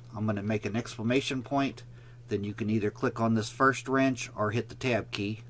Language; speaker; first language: English; native; English